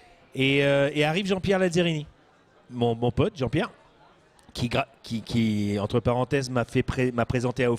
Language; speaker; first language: French; native; French